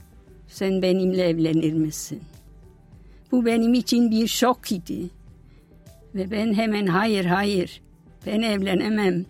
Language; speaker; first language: Turkish; non-native, fluent; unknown